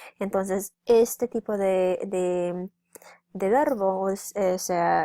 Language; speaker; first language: Spanish; non-native, fluent; English